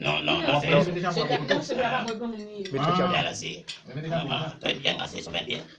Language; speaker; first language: Spanish; non-native, learner; Haitian Creole